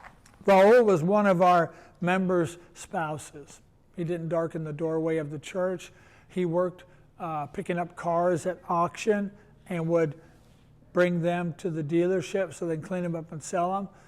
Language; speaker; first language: English; native; English